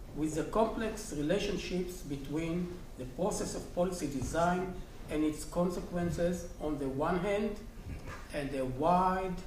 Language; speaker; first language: English; non-native, fluent; Hebrew